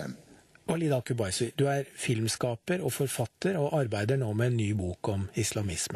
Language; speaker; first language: Norwegian; native; Norwegian